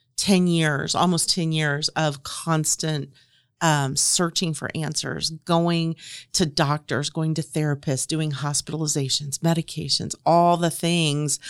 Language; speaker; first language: English; native; English